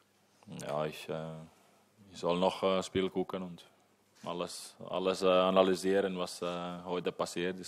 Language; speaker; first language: German; non-native, fluent; Finnish